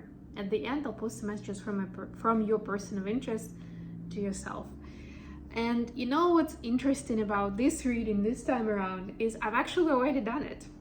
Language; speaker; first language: English; non-native, fluent; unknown